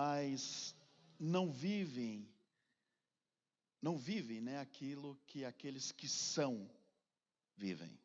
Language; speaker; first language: Portuguese; native; Portuguese